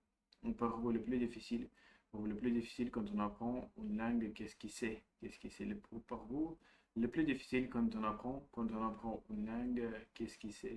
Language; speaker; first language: French; non-native, learner; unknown